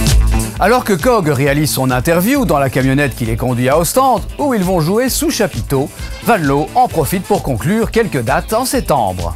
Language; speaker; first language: French; native; French